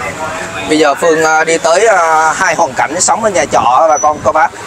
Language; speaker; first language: Vietnamese; native; Vietnamese